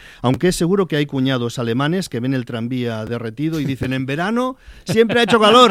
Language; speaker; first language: Spanish; native; Spanish